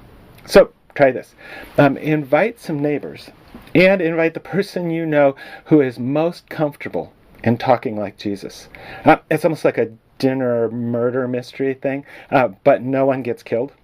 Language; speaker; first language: English; native; English